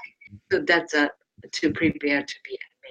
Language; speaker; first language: English; non-native, learner; Japanese